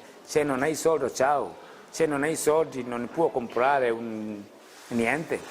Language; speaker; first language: Italian; non-native, fluent; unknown